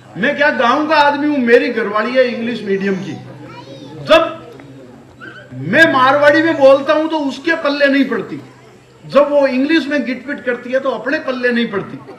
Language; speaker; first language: Hindi; non-native, local second language; Marwari